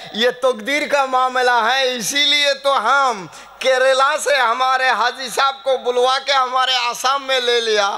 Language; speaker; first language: Hindi; non-native, local second language; Bangla